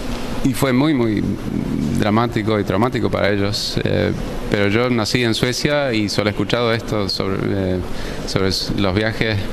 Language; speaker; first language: Spanish; early bilingual, heritage; Spanish